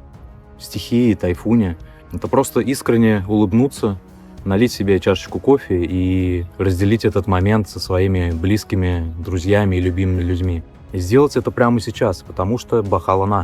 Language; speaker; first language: Russian; native; Russian